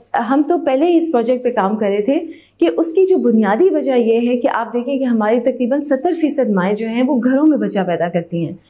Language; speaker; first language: Hindi; native; Hindi